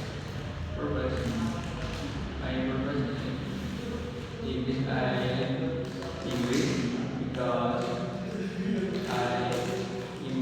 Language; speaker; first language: English; non-native, learner; Indonesian